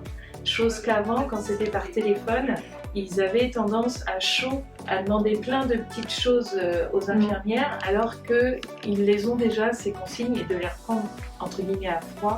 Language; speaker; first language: French; native; French